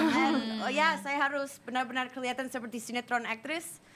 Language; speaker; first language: Indonesian; non-native, fluent; English